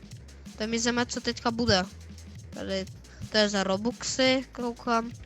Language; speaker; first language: Czech; early bilingual, other home language; Russian